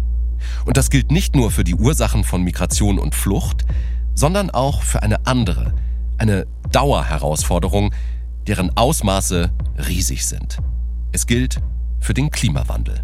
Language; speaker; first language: German; native; German